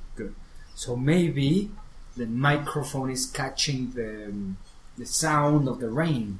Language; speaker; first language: English; non-native, fluent; Spanish